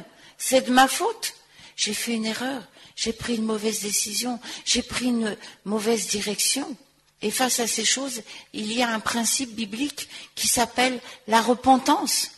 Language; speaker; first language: French; native; French